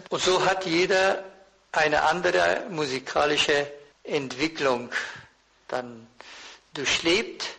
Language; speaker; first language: German; non-native, fluent; Persian